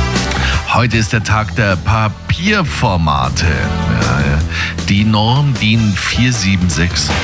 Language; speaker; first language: German; non-native, local second language; Luxembourgish